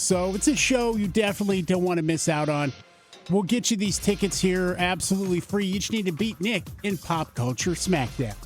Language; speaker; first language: English; native; English